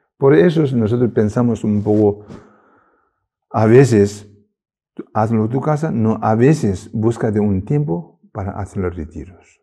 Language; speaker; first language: Spanish; non-native, learner; Tibetan